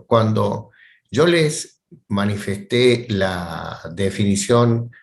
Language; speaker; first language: Spanish; native; Spanish